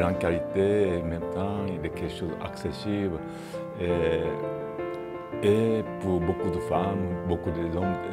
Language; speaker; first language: French; non-native, fluent; Japanese